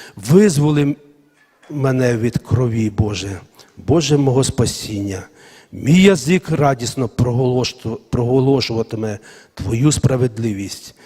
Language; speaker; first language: Ukrainian; non-native, local second language; Russian